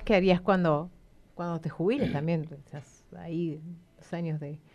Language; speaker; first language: Spanish; native; Spanish